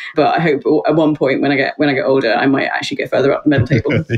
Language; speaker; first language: English; native; English